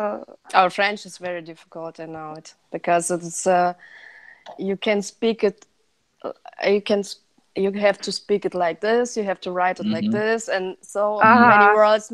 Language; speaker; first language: English; non-native, learner; Russian